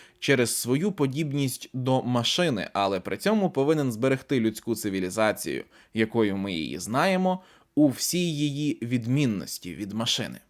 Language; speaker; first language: Ukrainian; native; Ukrainian